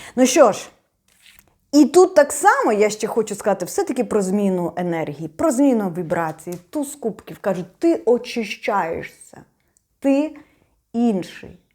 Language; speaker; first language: Ukrainian; non-native, local second language; Russian